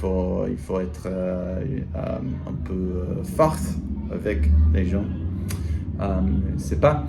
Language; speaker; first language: French; non-native, learner; English